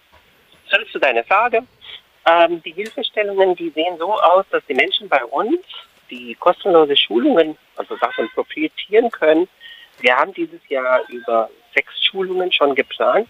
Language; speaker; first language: German; non-native, fluent; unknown